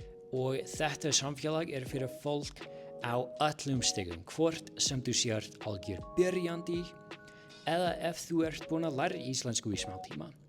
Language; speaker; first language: Icelandic; non-native, fluent; English